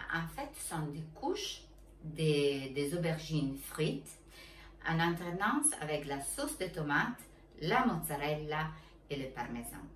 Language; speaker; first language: French; non-native, fluent; Italian